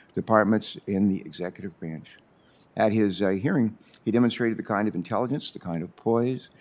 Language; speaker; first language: English; native; English